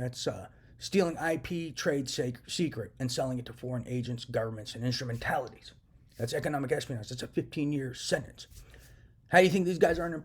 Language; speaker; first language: English; native; English